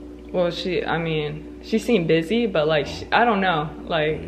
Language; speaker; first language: English; native; English